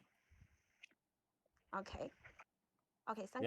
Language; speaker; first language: English; non-native, learner; Chinese